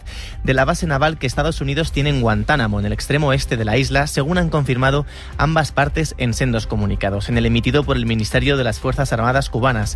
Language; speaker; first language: Spanish; native; Spanish